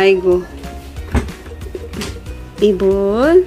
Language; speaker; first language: Korean; non-native, learner; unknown